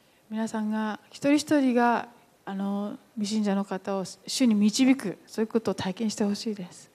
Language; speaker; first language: Japanese; native; Japanese